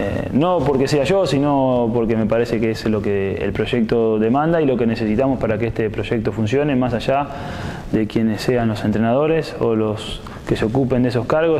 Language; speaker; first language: Spanish; native; Spanish